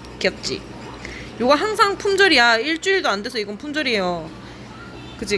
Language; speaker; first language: Korean; native; Korean